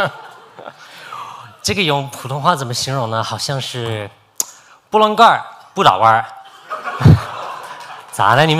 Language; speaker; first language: Chinese; non-native, fluent; English